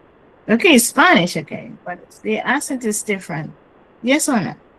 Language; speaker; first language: English; non-native, learner; Spanish